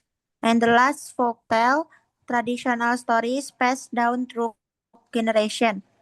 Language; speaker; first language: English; non-native, learner; Indonesian